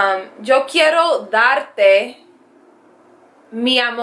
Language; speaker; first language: Spanish; non-native, fluent; English